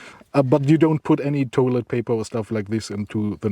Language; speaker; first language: English; non-native, fluent; German